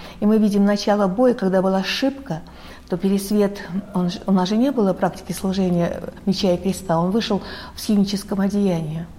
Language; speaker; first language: Russian; native; Russian